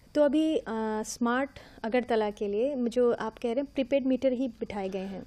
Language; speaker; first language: Hindi; non-native, local second language; Bangla